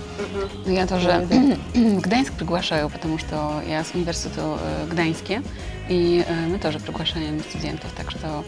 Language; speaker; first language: Russian; non-native, learner; Polish